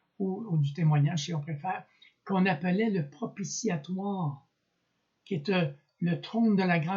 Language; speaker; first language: French; native; French